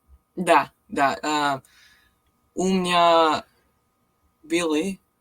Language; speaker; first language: Russian; non-native, learner; English